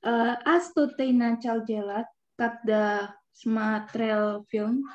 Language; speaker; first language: Russian; non-native, learner; Indonesian